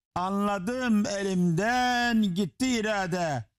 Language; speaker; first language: Turkish; native; Turkish